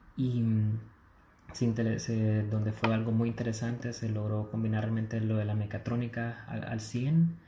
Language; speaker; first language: Spanish; native; Spanish